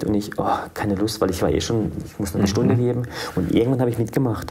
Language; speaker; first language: German; early bilingual, other home language; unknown